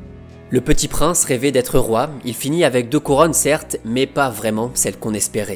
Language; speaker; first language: French; native; French